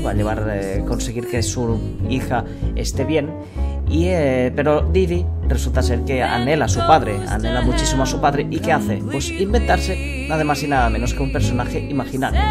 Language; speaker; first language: Spanish; native; Spanish